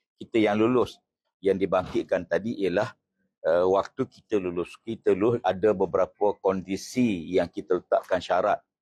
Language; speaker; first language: Malay; native; Malay